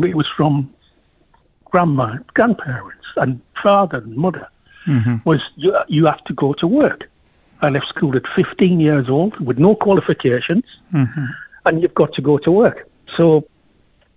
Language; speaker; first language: English; native; English